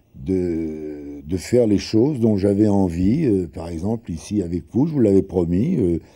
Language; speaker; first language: French; early bilingual, other home language; Italian